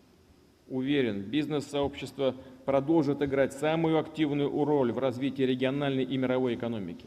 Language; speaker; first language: Russian; native; Russian